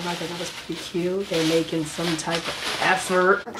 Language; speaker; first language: English; native; English